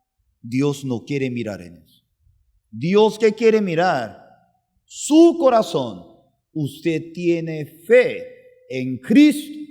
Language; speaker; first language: Spanish; non-native, fluent; Korean